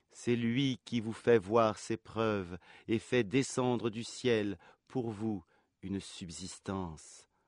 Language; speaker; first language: French; native; French